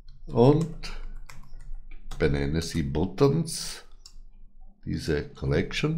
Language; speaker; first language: German; non-native, fluent; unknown